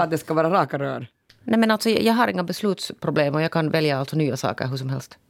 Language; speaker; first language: Swedish; native; Swedish